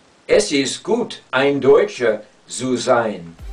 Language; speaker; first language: German; non-native, fluent; English